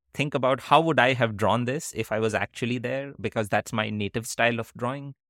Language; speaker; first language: English; non-native, local second language; Hindi